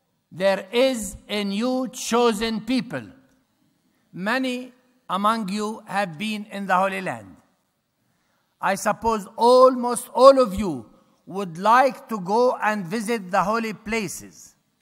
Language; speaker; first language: English; non-native, fluent; Arabic